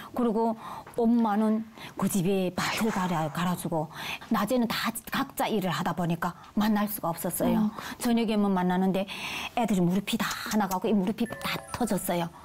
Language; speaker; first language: Korean; native; Korean